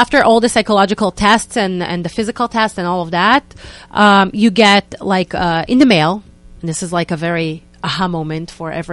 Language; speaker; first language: English; non-native, fluent; Hebrew